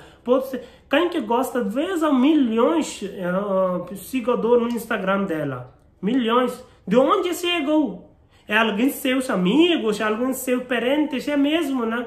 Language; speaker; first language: Portuguese; non-native, learner; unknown